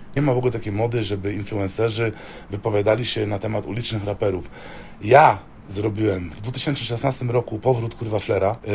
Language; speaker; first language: Polish; early bilingual, heritage; Polish